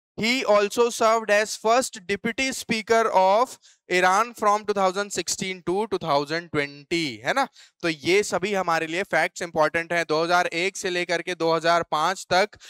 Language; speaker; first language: Hindi; native; Hindi